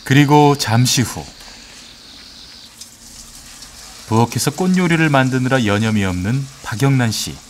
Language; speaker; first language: Korean; native; Korean